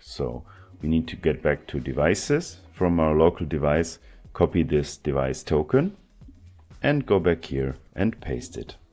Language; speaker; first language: English; non-native, fluent; German